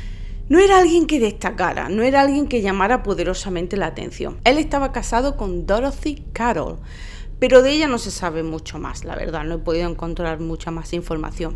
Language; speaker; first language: Spanish; native; Spanish